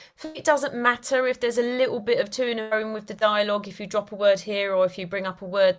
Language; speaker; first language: English; native; English